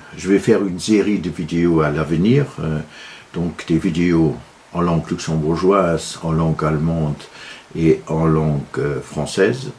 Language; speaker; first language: French; non-native, local second language; Luxembourgish